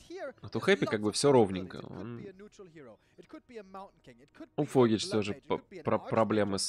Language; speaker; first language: Russian; native; Russian